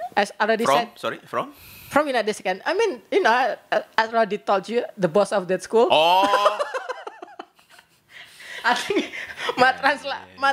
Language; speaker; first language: English; non-native, learner; Indonesian